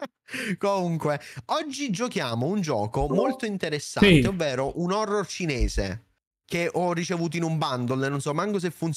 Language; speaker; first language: Italian; native; Italian